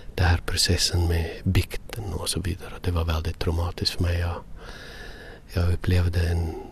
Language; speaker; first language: Swedish; non-native, fluent; English